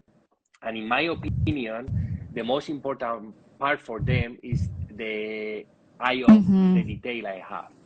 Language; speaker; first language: English; non-native, learner; Spanish